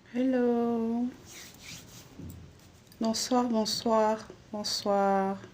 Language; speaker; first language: French; native; French